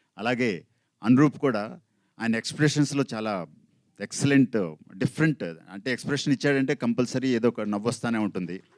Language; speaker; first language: Telugu; native; Telugu